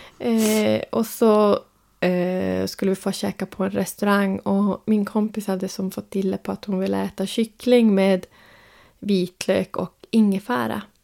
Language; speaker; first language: Swedish; native; Swedish